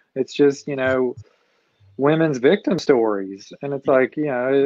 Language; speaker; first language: English; native; English